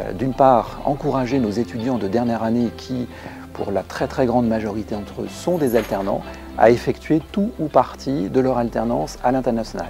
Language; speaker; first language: French; native; French